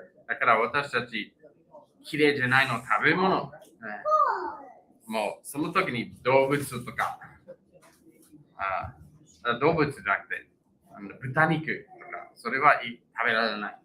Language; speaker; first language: Japanese; non-native, fluent; English